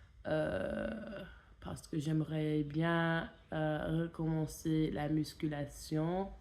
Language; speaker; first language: French; non-native, fluent; English